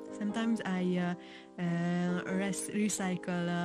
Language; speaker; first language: English; non-native, fluent; Hungarian